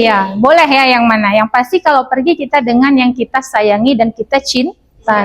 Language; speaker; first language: Indonesian; native; Indonesian